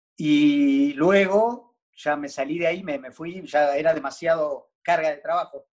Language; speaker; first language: Spanish; native; Spanish